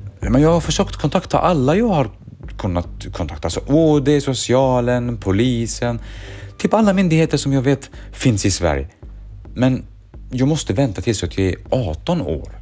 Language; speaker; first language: Swedish; early bilingual, other home language; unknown